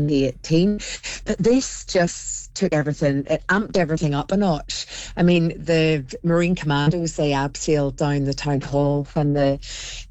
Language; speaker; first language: English; native; English